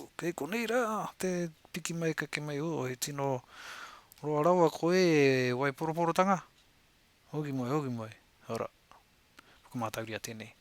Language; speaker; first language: Māori; native; Māori